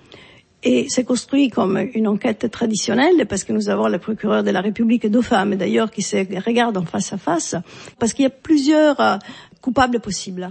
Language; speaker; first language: French; non-native, fluent; Italian